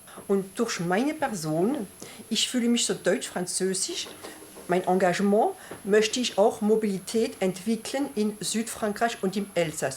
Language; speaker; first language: German; early bilingual, heritage; French